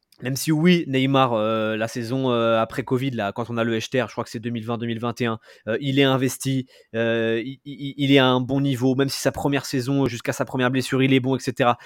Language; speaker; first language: French; native; French